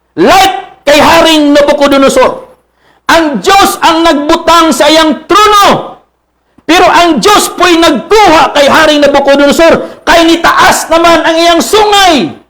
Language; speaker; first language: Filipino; non-native, local second language; Cebuano